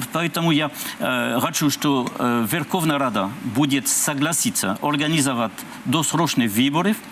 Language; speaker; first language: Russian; non-native, learner; French